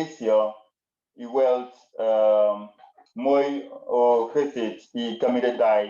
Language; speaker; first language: Welsh; non-native, learner; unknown